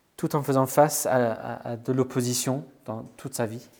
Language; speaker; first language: French; non-native, fluent; English